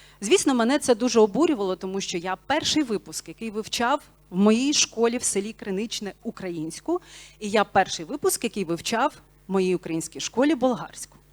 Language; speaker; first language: Ukrainian; non-native, local second language; Bulgarian